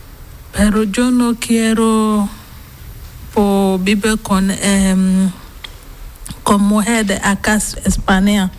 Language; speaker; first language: Spanish; non-native, learner; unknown